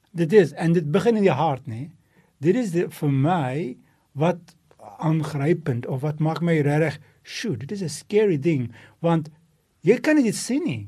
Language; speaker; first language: Afrikaans; non-native, local second language; English